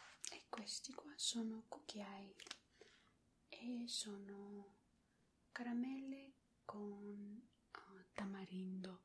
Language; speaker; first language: Italian; non-native, learner; Spanish